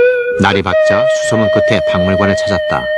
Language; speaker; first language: Korean; native; Korean